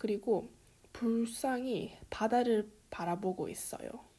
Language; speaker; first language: Korean; early bilingual, heritage; Korean